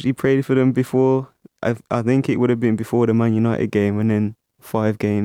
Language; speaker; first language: English; native; English